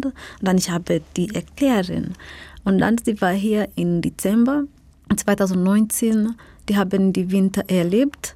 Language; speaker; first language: German; non-native, learner; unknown